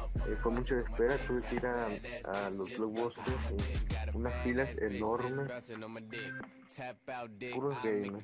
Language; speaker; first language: Spanish; native; Spanish